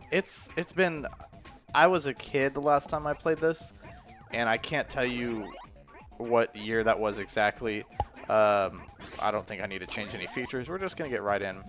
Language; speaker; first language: English; native; English